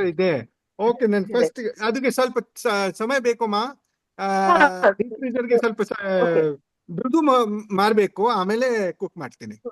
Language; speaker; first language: Kannada; non-native, learner; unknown